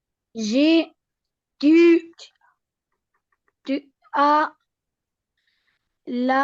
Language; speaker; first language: French; non-native, learner; Arabic